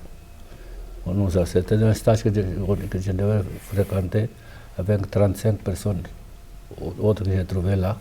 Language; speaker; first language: French; non-native, fluent; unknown